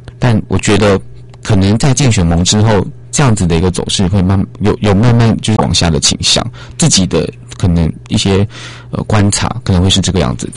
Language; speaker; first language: Chinese; native; Chinese